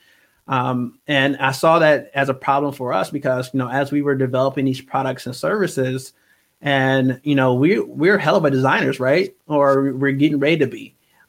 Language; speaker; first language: English; native; English